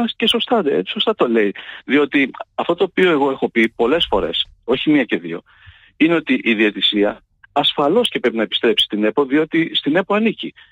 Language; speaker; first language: Greek; native; Greek